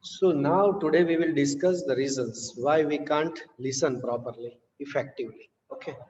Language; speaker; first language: English; non-native, local second language; Gujarati